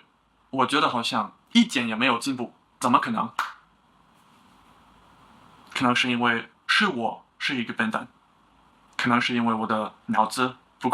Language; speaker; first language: Chinese; non-native, learner; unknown